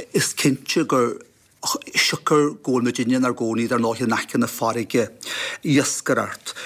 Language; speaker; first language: Irish; native; Irish